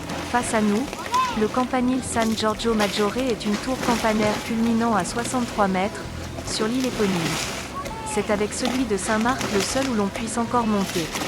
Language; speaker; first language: French; native; French